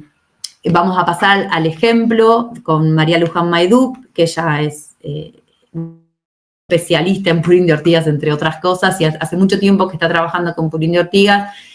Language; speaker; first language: Spanish; native; Spanish